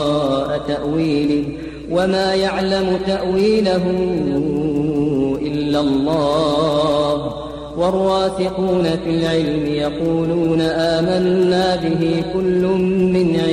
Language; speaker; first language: Arabic; native; Arabic